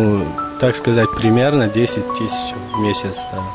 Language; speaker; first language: Russian; non-native, local second language; Tajik